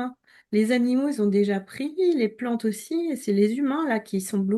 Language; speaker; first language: French; native; French